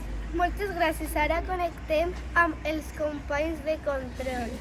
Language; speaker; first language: Catalan; non-native, local second language; Spanish